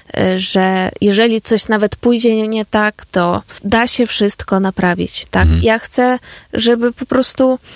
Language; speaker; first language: Polish; non-native, fluent; Ukrainian